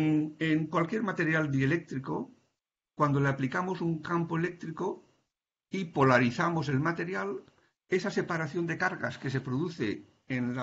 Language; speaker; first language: Spanish; native; Spanish